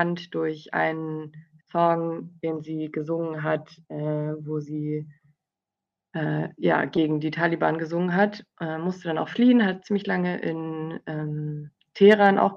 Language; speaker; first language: German; native; German